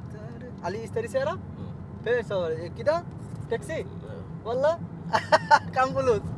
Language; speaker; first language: Arabic; non-native, learner; Bangla